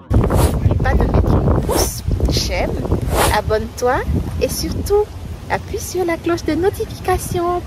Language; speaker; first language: French; native; French